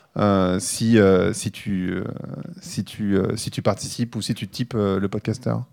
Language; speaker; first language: French; native; French